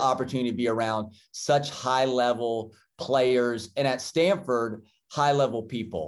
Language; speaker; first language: English; native; English